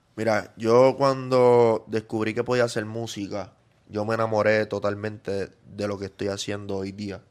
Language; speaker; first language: Spanish; native; Spanish